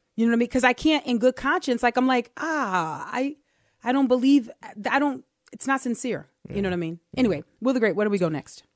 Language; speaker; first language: English; native; English